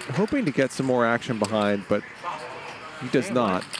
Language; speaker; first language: English; native; English